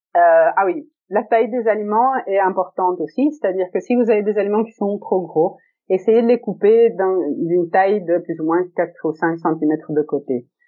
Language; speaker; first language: French; early bilingual, other home language; Italian